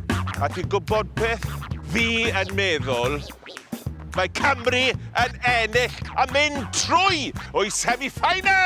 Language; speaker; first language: Welsh; non-native, learner; English